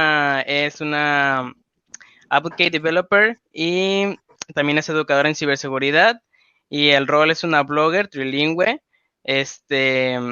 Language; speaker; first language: Spanish; native; Spanish